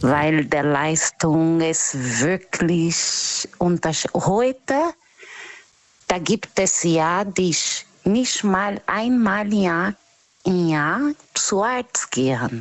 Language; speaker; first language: German; non-native, fluent; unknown